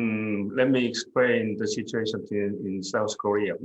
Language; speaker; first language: English; non-native, fluent; Korean